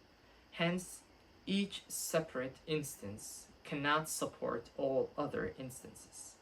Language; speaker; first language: English; non-native, fluent; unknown